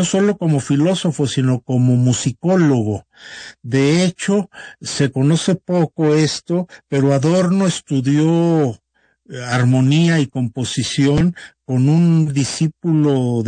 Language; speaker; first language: Spanish; native; Spanish